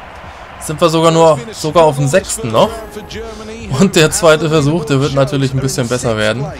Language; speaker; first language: German; native; German